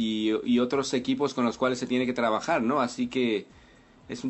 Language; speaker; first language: Spanish; native; Spanish